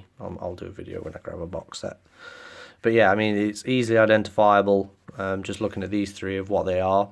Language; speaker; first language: English; native; English